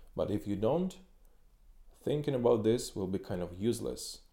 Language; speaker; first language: English; non-native, fluent; Ukrainian